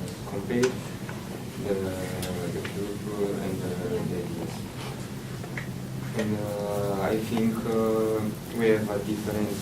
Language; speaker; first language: English; non-native, learner; Italian